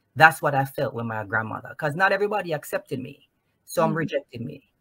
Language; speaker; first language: English; non-native, local second language; Jamaican Creole English